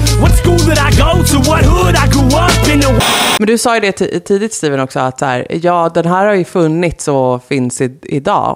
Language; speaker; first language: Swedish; native; Swedish